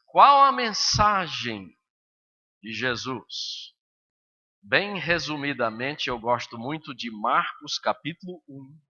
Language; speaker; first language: Portuguese; early bilingual, other home language; English